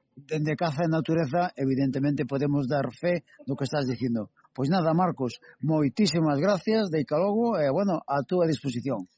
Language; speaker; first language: Galician; native; Galician